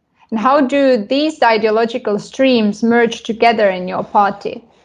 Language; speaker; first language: English; non-native, fluent; Estonian